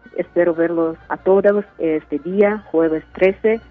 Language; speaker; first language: Spanish; non-native, fluent; Uzbek